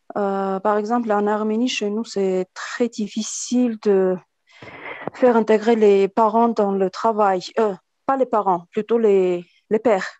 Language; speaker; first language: French; non-native, fluent; Armenian